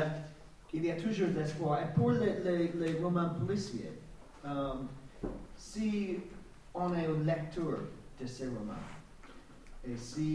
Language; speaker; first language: French; non-native, learner; English